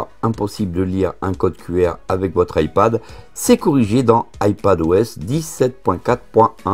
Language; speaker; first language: French; native; French